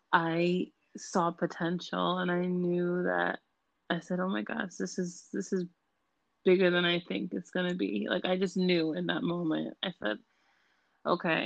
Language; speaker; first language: English; native; English